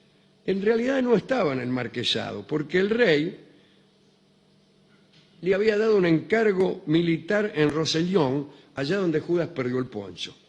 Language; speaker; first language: Spanish; native; Spanish